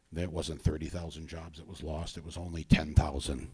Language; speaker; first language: English; native; English